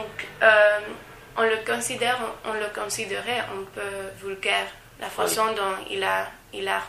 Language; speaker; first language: French; non-native, learner; Spanish